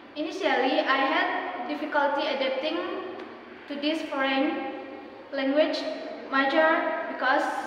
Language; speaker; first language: English; non-native, learner; Indonesian